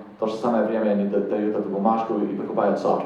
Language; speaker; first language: Russian; non-native, fluent; English